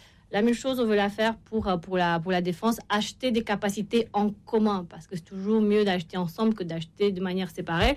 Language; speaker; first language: French; non-native, fluent; Romanian